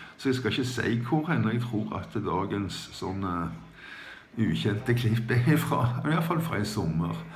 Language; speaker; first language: Norwegian; native; Norwegian